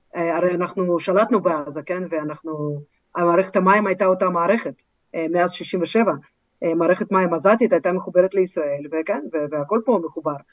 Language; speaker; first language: Hebrew; non-native, fluent; Russian